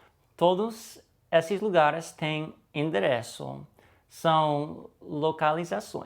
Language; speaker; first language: Portuguese; non-native, fluent; English